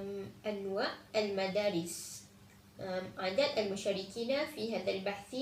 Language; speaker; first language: Arabic; non-native, learner; Malay